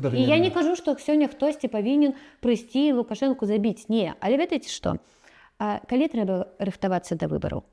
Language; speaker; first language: Belarusian; non-native, local second language; Russian